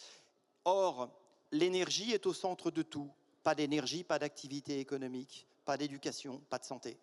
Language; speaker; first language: French; native; French